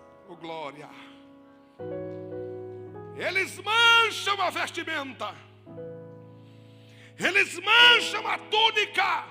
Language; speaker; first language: Portuguese; native; Portuguese